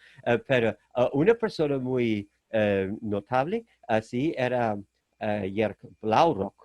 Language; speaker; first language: Spanish; non-native, fluent; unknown